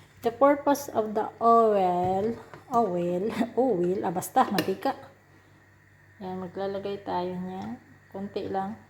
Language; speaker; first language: Filipino; native; Filipino